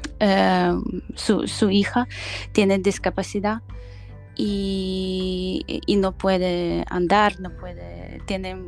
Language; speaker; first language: Spanish; non-native, fluent; Ukrainian